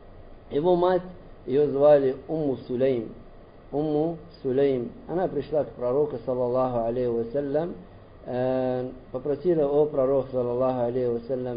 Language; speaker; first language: Russian; non-native, learner; Arabic